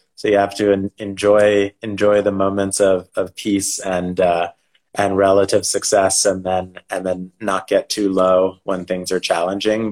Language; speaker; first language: English; native; English